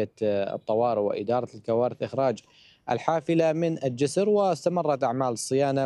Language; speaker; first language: Arabic; native; Arabic